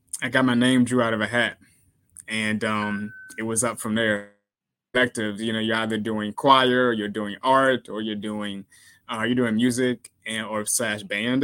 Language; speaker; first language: English; native; English